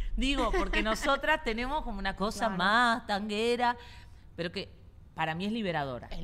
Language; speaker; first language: Spanish; native; Spanish